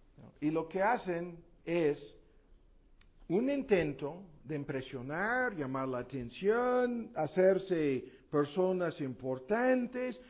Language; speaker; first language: Spanish; non-native, fluent; English